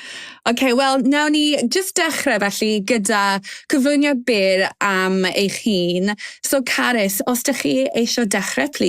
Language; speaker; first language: Welsh; native; Welsh